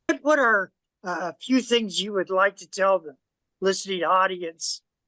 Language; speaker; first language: English; native; English